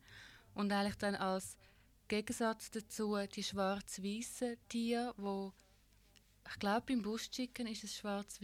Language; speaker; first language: German; native; German